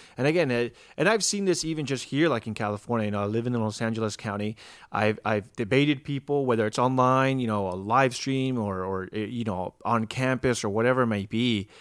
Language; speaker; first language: English; native; English